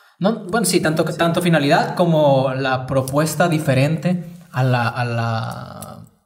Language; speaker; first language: Spanish; native; Spanish